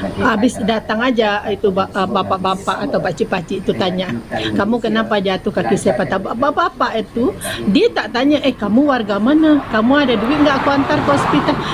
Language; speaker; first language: Indonesian; native; Indonesian